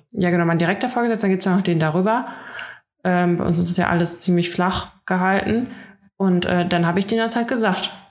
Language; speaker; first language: German; early bilingual, other home language; Russian